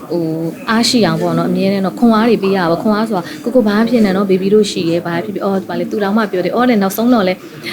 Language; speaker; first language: Burmese; native; Burmese